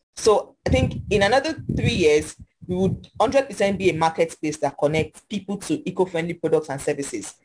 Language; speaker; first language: English; non-native, local second language; Yoruba